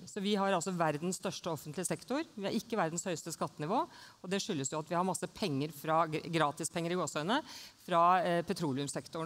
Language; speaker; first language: Norwegian; native; Norwegian